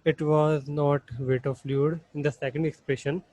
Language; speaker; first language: English; non-native, local second language; Punjabi